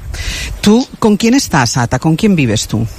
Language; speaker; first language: Spanish; native; Spanish